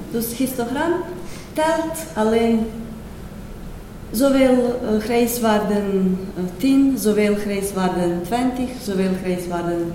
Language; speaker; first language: Dutch; non-native, fluent; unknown